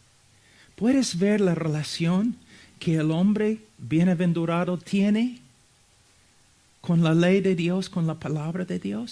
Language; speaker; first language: Spanish; non-native, fluent; English